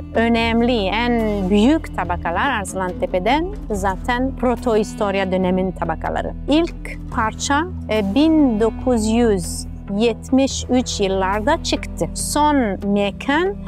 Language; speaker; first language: Turkish; non-native, fluent; Italian